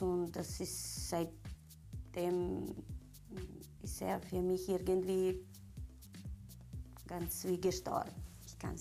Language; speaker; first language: German; non-native, learner; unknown